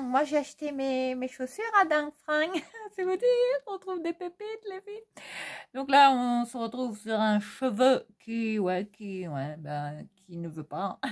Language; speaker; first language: French; native; French